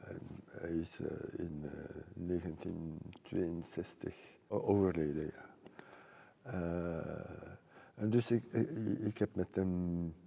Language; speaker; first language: Dutch; non-native, local second language; French